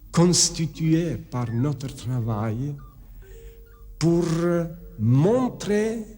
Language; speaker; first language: French; non-native, fluent; Czech